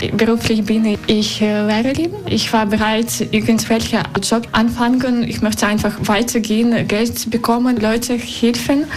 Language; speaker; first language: German; non-native, learner; Russian